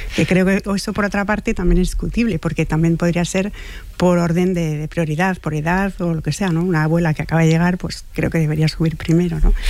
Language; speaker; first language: Spanish; non-native, fluent; French